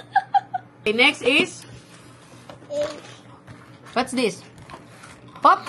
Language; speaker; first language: English; non-native, local second language; Filipino